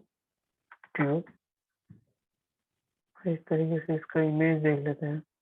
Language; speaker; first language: Hindi; native; Hindi